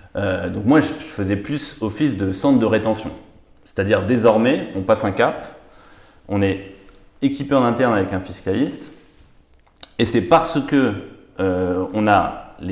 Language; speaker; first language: French; native; French